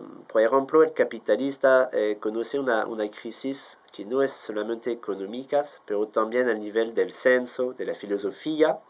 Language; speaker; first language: Spanish; non-native, fluent; French